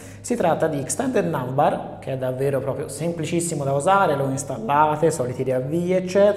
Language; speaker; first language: Italian; native; Italian